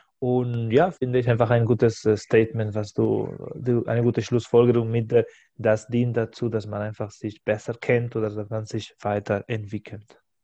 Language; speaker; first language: German; non-native, fluent; Spanish